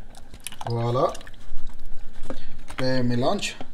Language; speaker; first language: French; non-native, learner; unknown